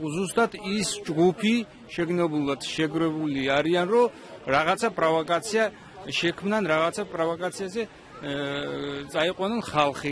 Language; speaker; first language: Georgian; non-native, local second language; Azerbaijani